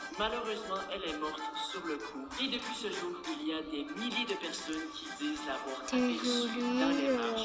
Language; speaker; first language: French; native; French